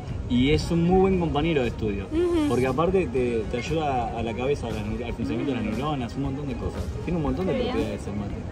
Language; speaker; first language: Spanish; native; Spanish